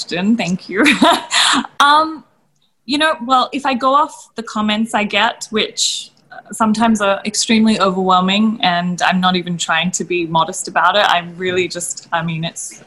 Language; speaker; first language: English; native; English